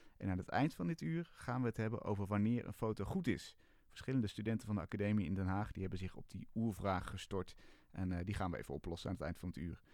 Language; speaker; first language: Dutch; native; Dutch